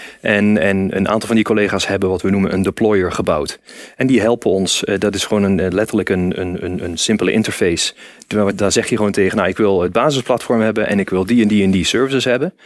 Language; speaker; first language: Dutch; native; Dutch